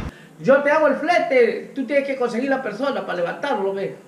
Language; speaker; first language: Spanish; native; Spanish